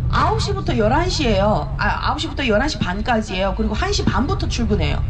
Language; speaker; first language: Korean; early bilingual, heritage; Korean